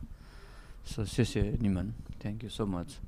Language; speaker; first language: Chinese; non-native, fluent; Nepali